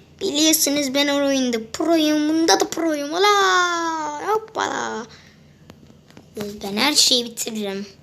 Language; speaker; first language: Turkish; native; Turkish